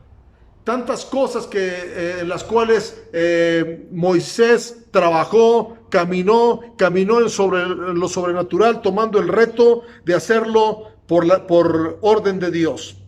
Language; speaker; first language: Spanish; native; Spanish